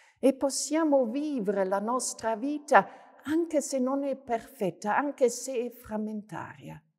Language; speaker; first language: Italian; non-native, fluent; German